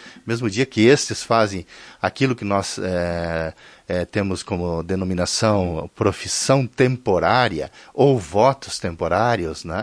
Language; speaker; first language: Portuguese; native; Portuguese